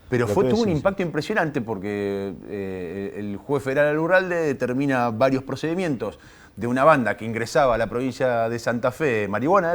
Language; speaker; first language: Spanish; native; Spanish